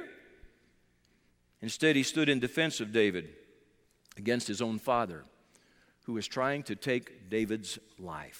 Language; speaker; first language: English; native; English